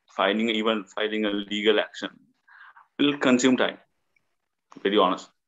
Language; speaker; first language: English; non-native, local second language; Sinhala